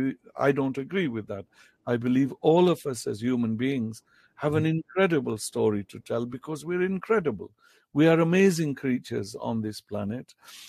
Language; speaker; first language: English; non-native, local second language; Pahari-Potwari